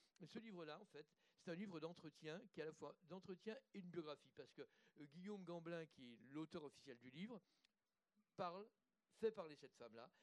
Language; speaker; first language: French; native; French